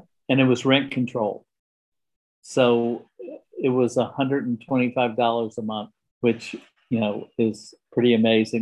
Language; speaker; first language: English; native; English